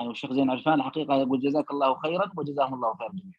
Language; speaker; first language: Arabic; native; Arabic